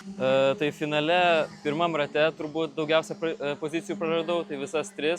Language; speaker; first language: Lithuanian; native; Lithuanian